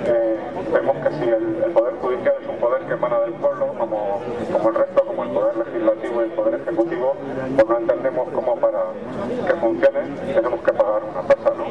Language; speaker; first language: Spanish; native; Spanish